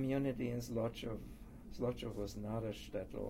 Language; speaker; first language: English; early bilingual, other home language; Polish